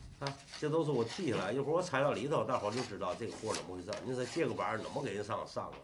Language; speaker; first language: Chinese; native; Chinese